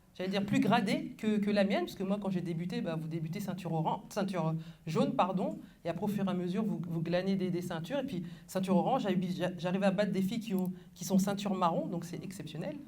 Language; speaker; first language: French; early bilingual, other home language; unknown